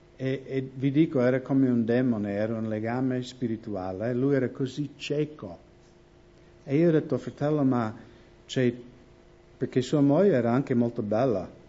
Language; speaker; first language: Italian; non-native, fluent; English